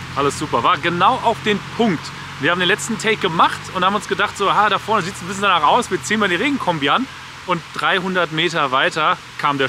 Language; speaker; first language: German; native; German